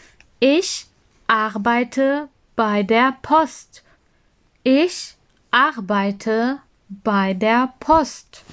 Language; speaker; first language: German; non-native, fluent; Urdu